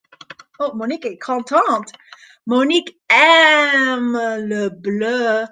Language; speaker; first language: French; non-native, fluent; English